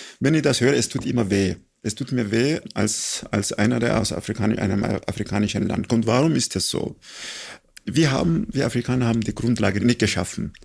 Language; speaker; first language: German; non-native, fluent; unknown